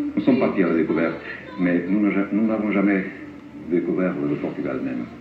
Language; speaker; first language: French; non-native, fluent; Portuguese